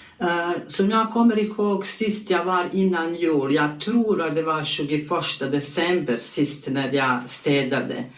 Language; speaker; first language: Swedish; non-native, learner; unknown